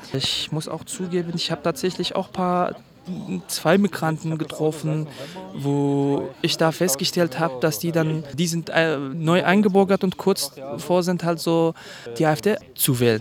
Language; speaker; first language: German; non-native, fluent; Kurdish